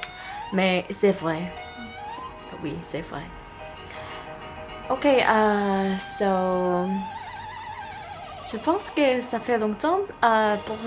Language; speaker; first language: French; non-native, learner; Korean